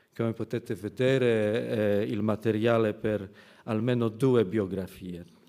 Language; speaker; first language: Italian; non-native, fluent; Polish